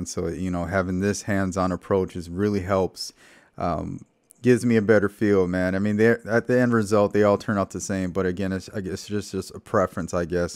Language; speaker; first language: English; native; English